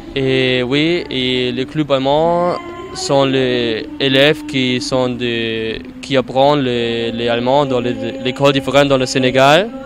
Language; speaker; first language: French; non-native, learner; German